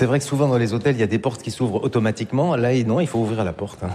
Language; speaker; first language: French; native; French